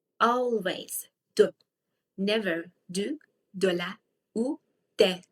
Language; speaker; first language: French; non-native, fluent; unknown